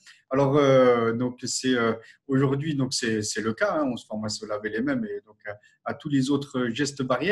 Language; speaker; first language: French; native; French